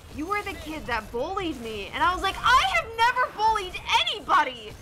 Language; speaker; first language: English; native; English